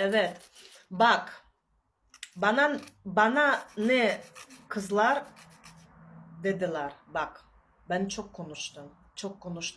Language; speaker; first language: Turkish; non-native, learner; Russian